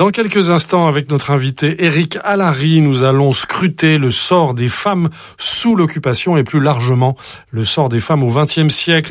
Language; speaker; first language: French; native; French